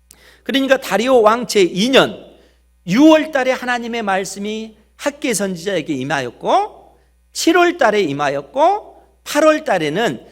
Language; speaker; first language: Korean; native; Korean